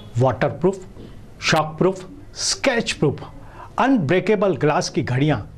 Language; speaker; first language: Hindi; non-native, local second language; Marathi